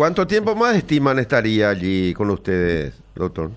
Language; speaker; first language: Spanish; native; Spanish